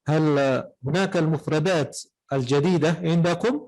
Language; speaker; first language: Arabic; non-native, fluent; Indonesian